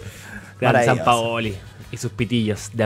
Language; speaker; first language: Spanish; native; Spanish